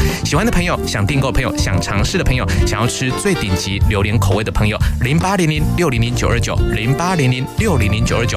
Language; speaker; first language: Chinese; native; Chinese